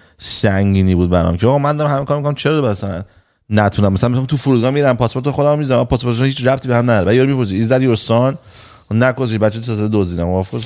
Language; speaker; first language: Persian; native; Persian